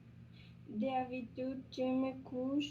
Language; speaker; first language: French; non-native, learner; Spanish